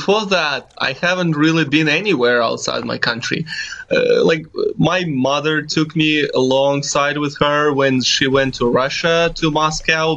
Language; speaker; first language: English; non-native, fluent; Kazakh